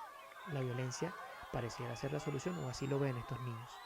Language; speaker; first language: Spanish; native; Spanish